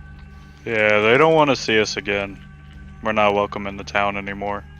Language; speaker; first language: English; native; English